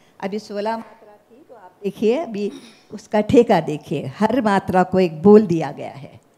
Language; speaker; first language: Hindi; non-native, local second language; Marathi